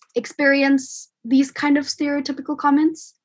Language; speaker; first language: English; non-native, fluent; Indonesian